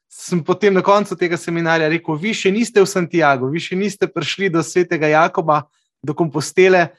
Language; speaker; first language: Slovenian; native; Slovenian